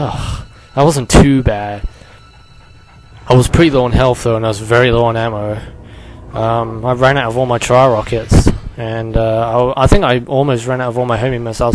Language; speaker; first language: English; native; English